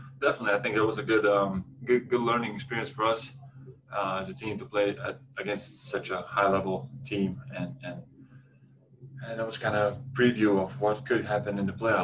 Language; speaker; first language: English; non-native, fluent; Latvian